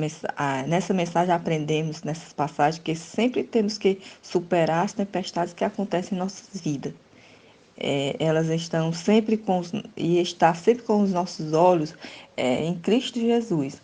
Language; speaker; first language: Portuguese; native; Portuguese